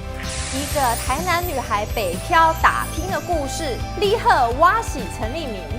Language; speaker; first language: Chinese; native; Chinese